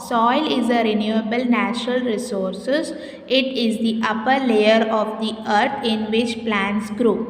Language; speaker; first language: English; non-native, local second language; Hindi